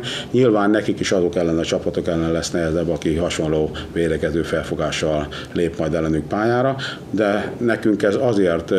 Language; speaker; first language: Hungarian; native; Hungarian